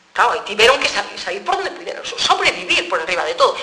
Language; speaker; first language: Spanish; non-native, local second language; Galician